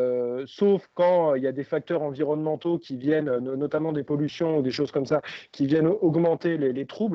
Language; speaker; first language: French; native; French